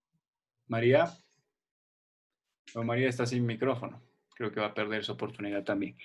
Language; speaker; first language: Spanish; native; Spanish